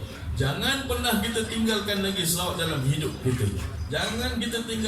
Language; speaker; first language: Malay; native; Malay